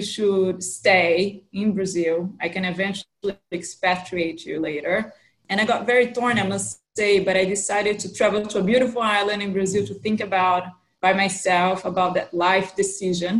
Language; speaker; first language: English; non-native, fluent; Portuguese